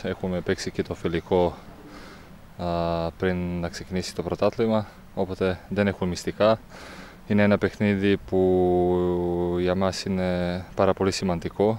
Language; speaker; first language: Greek; non-native, fluent; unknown